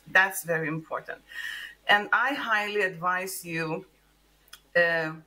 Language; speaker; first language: English; non-native, fluent; Lithuanian